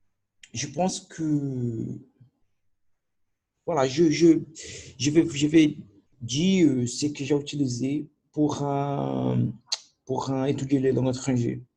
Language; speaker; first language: French; non-native, learner; Portuguese